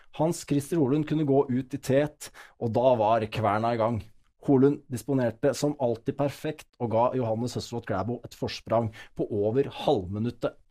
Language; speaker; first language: Norwegian; native; Norwegian